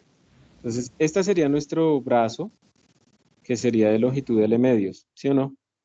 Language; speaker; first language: Spanish; native; Spanish